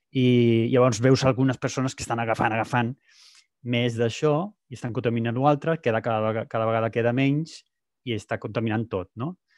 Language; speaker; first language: Catalan; non-native, local second language; Spanish